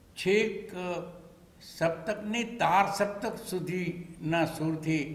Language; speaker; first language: Gujarati; native; Gujarati